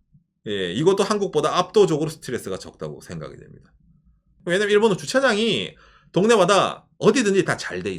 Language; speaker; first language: Korean; native; Korean